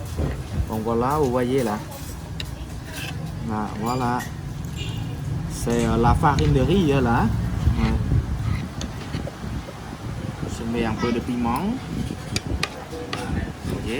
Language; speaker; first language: French; non-native, fluent; Khmer